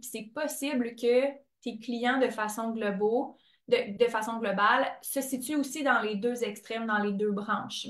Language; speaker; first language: French; native; French